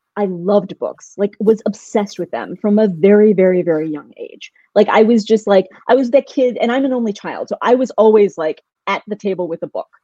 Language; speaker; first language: English; early bilingual, other home language; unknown